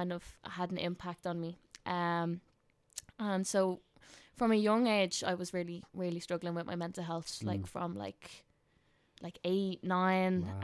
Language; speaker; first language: English; native; English